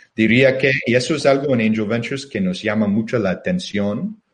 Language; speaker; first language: Spanish; non-native, fluent; English